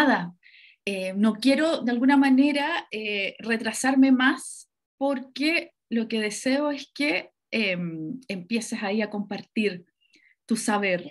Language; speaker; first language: Spanish; native; Spanish